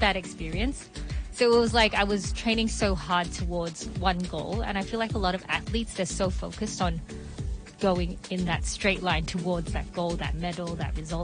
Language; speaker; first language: English; native; English